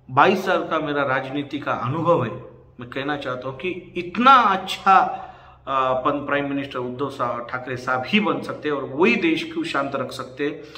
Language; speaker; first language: Hindi; non-native, local second language; Marathi